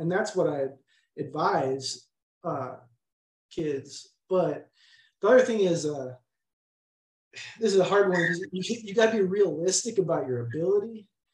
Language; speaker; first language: English; native; English